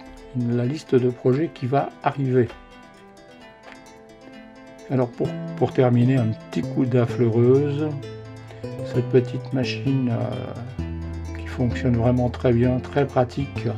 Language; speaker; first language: French; native; French